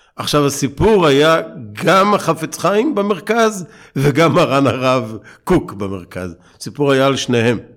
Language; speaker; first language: Hebrew; native; Hebrew